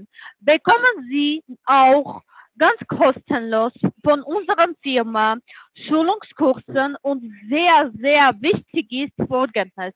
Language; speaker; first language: German; non-native, learner; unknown